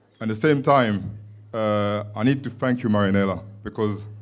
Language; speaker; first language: English; non-native, fluent; French